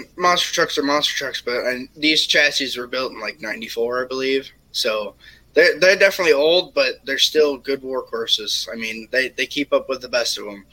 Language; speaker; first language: English; native; English